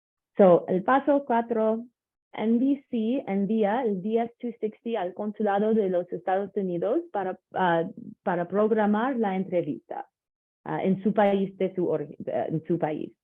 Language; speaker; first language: Spanish; non-native, learner; English